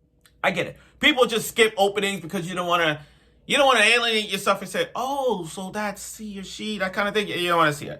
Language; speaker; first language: English; native; English